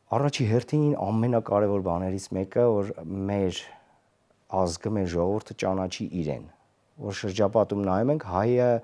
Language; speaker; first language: Armenian; native; Armenian